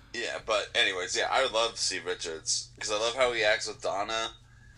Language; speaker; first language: English; native; English